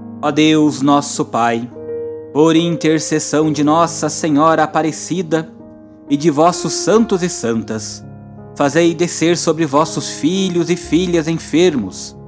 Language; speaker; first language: Portuguese; native; Portuguese